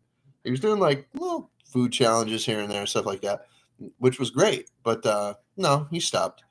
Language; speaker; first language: English; native; English